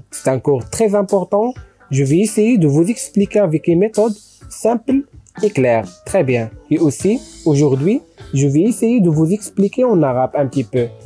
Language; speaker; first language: French; non-native, local second language; Arabic